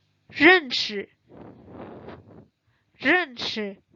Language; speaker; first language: Chinese; non-native, fluent; Indonesian